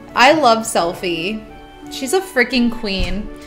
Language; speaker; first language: English; native; English